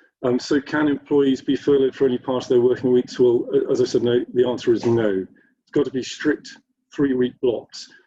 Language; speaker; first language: English; native; English